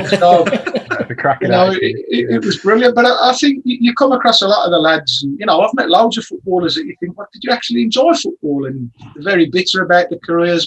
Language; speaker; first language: English; native; English